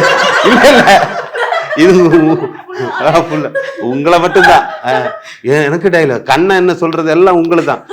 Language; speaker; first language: Tamil; non-native, learner; Malayalam